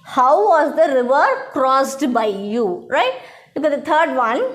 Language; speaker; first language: English; non-native, local second language; Tamil